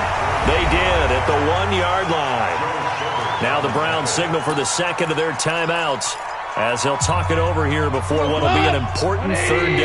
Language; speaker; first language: English; native; English